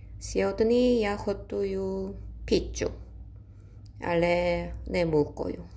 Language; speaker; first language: Ukrainian; non-native, learner; Korean